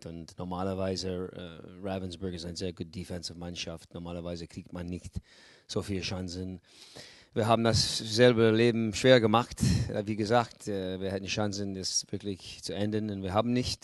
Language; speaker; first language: German; non-native, fluent; English